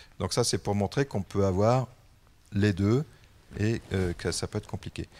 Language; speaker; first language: French; native; French